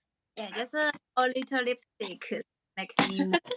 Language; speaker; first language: English; non-native, learner; Chinese